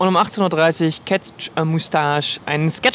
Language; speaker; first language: German; native; German